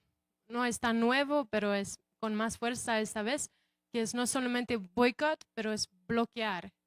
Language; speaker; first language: Spanish; non-native, fluent; English